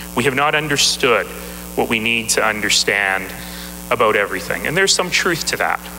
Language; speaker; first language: English; native; English